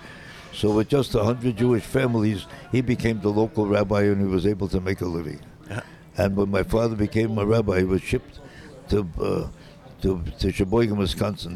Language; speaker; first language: English; native; English